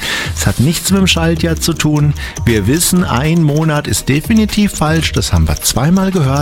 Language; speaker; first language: German; native; German